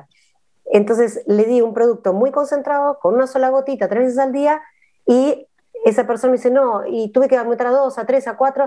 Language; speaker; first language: Spanish; native; Spanish